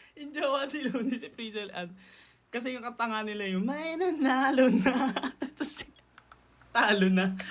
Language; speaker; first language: Filipino; native; Filipino